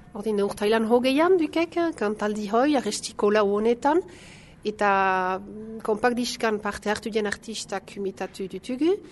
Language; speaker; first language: Basque; native; Basque